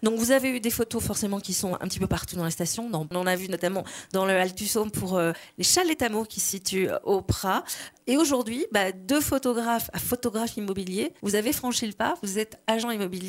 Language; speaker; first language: French; native; French